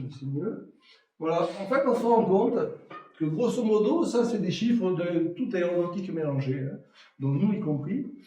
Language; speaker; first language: French; native; French